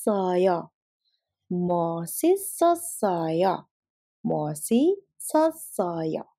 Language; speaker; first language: Korean; non-native, fluent; Indonesian